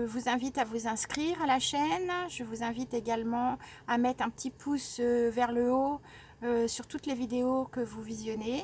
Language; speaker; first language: French; native; French